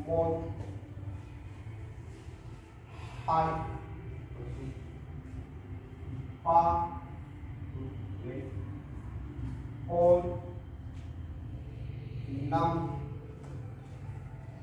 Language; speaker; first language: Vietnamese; non-native, learner; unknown